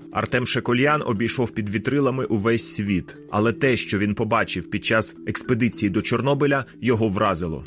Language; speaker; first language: Ukrainian; native; Ukrainian